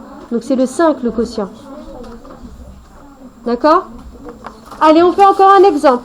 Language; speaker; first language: French; native; French